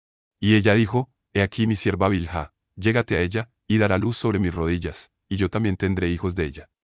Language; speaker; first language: Spanish; native; Spanish